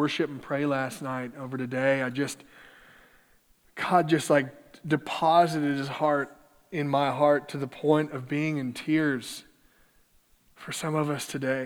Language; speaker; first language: English; native; English